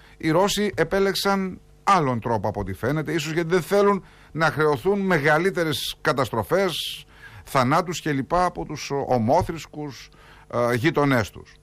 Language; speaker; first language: Greek; native; Greek